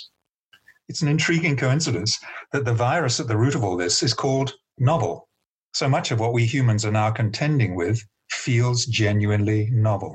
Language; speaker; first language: English; native; English